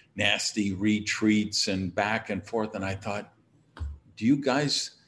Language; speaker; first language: English; native; English